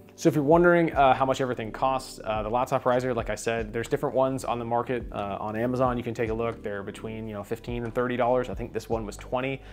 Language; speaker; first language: English; native; English